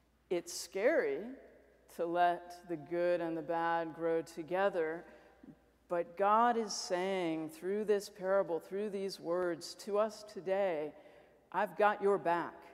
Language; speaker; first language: English; native; English